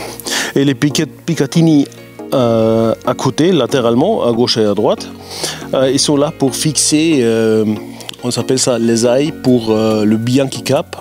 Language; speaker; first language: French; non-native, fluent; German